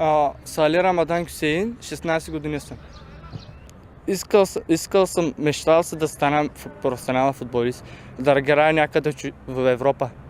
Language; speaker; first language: Bulgarian; non-native, local second language; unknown